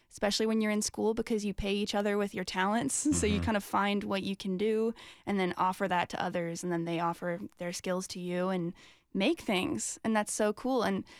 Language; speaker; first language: English; native; English